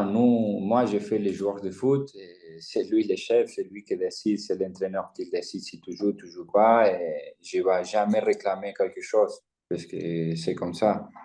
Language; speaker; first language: French; non-native, fluent; Spanish